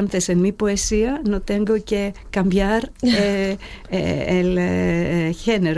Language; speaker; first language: Spanish; non-native, fluent; Greek